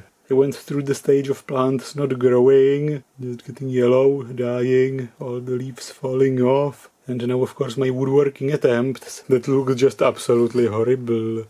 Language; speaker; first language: English; non-native, fluent; Czech